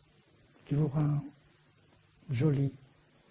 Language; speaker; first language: French; non-native, fluent; Vietnamese